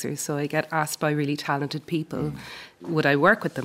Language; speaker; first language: English; native; English